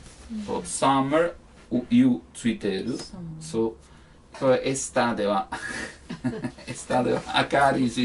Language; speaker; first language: Japanese; non-native, learner; Italian